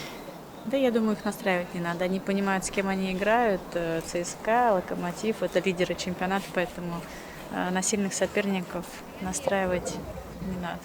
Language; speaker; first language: Russian; native; Russian